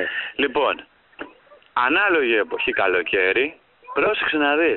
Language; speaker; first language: Greek; native; Greek